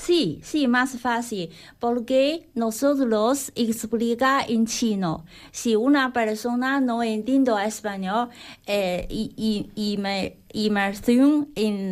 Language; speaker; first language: Spanish; non-native, learner; Chinese